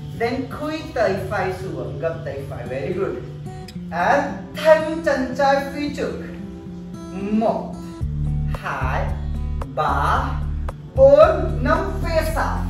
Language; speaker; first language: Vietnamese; non-native, learner; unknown